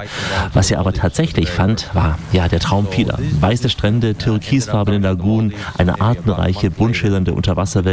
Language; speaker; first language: German; native; German